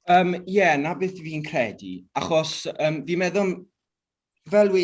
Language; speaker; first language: Welsh; native; Welsh